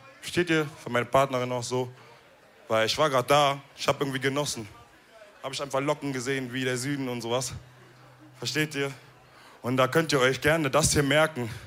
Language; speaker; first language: German; early bilingual, other home language; Wolof